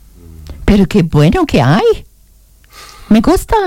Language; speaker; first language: Spanish; non-native, learner; German